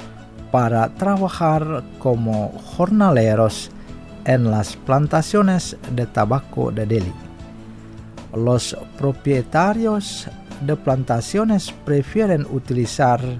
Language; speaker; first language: Spanish; non-native, fluent; Indonesian